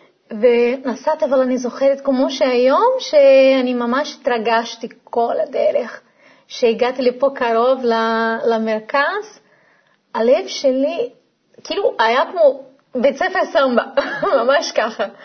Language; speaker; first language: Hebrew; non-native, fluent; Portuguese